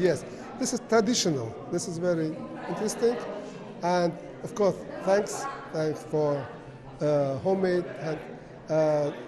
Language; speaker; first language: English; non-native, learner; Azerbaijani